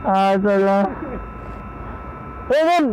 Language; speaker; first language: English; non-native, learner; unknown